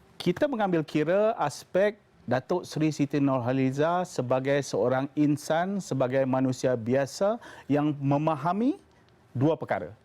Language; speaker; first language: Malay; native; Malay